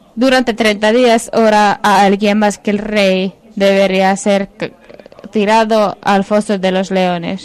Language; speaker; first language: Spanish; non-native, fluent; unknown